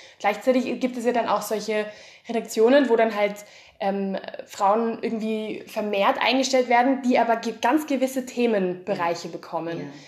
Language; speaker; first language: German; native; German